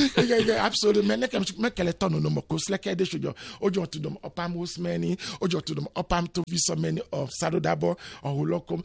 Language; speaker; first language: Hungarian; non-native, fluent; Yoruba